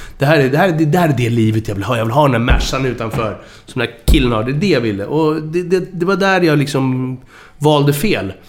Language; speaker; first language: Swedish; native; Swedish